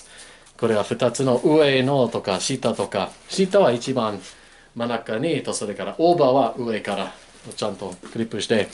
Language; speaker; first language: Japanese; non-native, learner; English